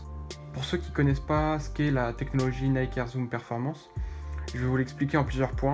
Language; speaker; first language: French; native; French